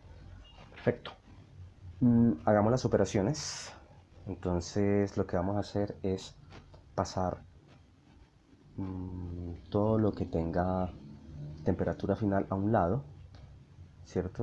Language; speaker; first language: Spanish; native; Spanish